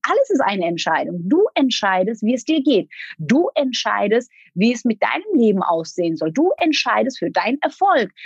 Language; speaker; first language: German; non-native, fluent; Turkish